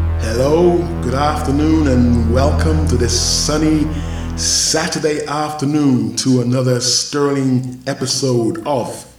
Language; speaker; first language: English; native; English